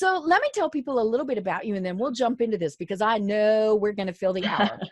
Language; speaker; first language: English; native; English